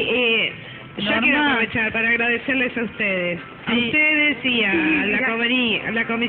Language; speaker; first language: Spanish; native; Spanish